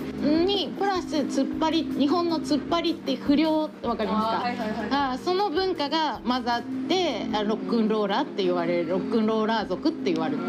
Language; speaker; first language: Japanese; native; Japanese